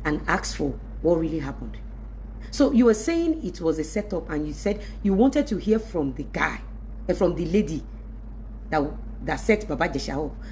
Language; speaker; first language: English; non-native, local second language; Yoruba